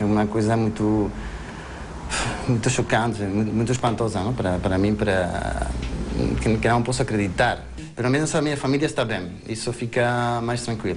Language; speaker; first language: Portuguese; non-native, fluent; Spanish